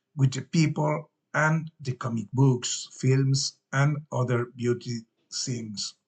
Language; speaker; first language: English; non-native, learner; Galician